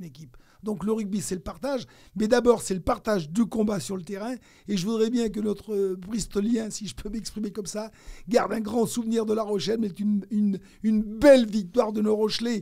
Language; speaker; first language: French; native; French